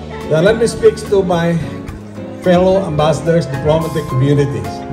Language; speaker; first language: English; non-native, fluent; Indonesian